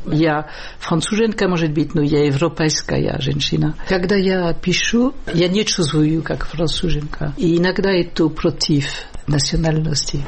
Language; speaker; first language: Russian; non-native, learner; French